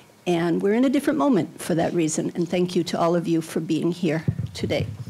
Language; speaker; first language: English; native; English